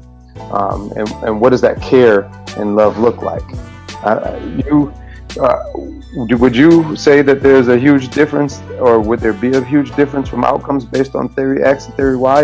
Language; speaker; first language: English; native; English